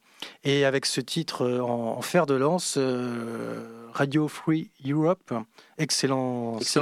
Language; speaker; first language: French; native; French